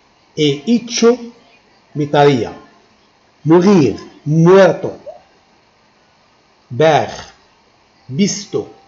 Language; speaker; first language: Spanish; non-native, fluent; Arabic